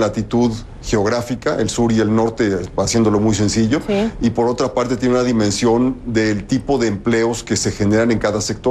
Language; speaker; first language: Spanish; native; Spanish